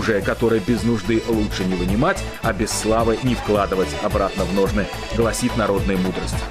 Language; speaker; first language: Russian; native; Russian